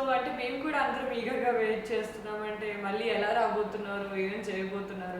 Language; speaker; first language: Telugu; native; Telugu